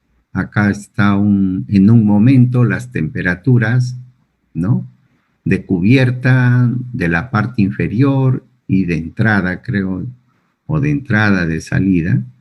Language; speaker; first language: Spanish; native; Spanish